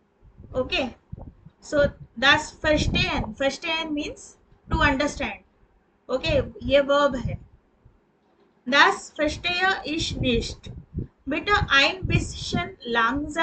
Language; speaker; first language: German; non-native, fluent; Hindi